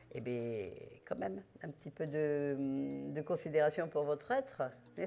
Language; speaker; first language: French; native; French